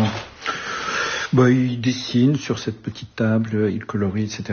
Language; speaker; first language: French; early bilingual, other home language; Arabic